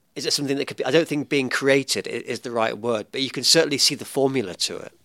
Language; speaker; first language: English; native; English